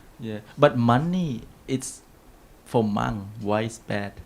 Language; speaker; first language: English; non-native, learner; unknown